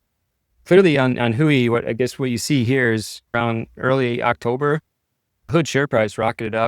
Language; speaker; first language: English; native; English